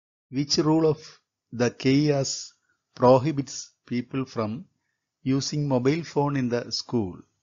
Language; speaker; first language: English; non-native, local second language; Malayalam